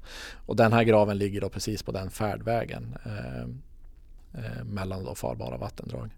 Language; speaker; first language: Swedish; native; Swedish